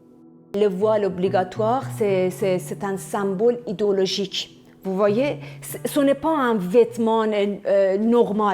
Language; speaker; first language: French; non-native, fluent; Persian